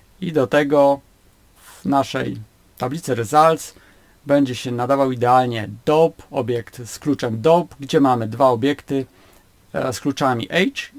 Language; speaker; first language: Polish; native; Polish